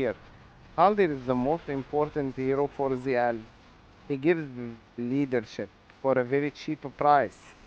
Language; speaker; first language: English; non-native, fluent; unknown